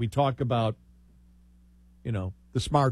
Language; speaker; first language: English; native; English